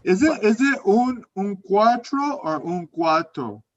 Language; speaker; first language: Spanish; non-native, learner; English